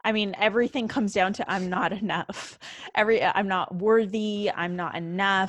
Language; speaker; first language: English; native; English